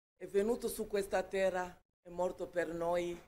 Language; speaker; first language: Italian; non-native, fluent; Kinyarwanda